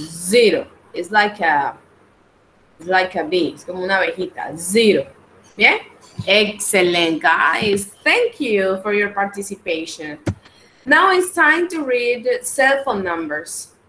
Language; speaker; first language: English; non-native, fluent; Spanish